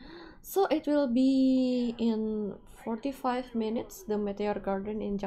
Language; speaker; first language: English; non-native, fluent; Indonesian